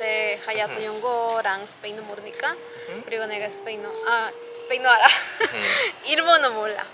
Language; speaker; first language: Korean; non-native, learner; Spanish